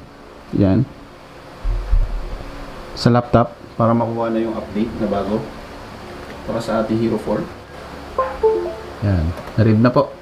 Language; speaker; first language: Filipino; native; Filipino